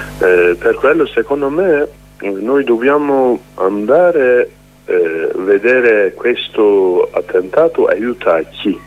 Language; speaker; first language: Italian; non-native, learner; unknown